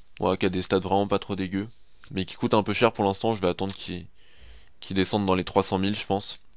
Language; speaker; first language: French; native; French